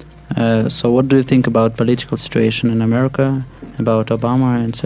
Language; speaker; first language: English; non-native, fluent; Russian